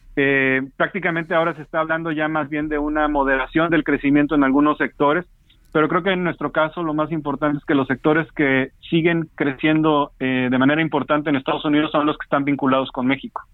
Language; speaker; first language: Spanish; native; Spanish